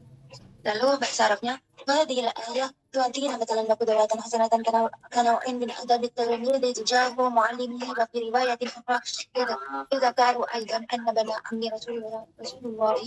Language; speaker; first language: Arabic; non-native, learner; Indonesian